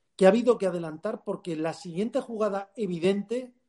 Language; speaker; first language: Spanish; native; Spanish